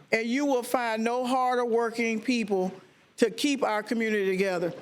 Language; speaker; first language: English; native; English